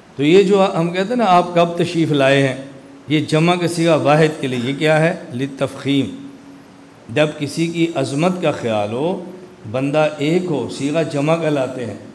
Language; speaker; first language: Urdu; non-native, local second language; Punjabi